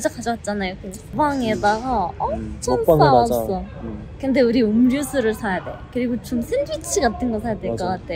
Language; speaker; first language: Korean; native; Korean